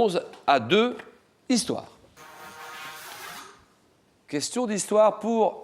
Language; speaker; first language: French; native; French